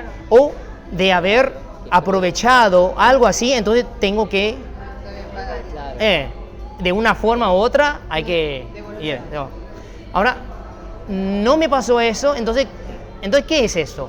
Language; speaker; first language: Spanish; non-native, fluent; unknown